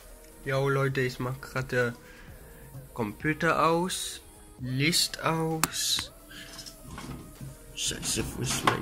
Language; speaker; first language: German; early bilingual, other home language; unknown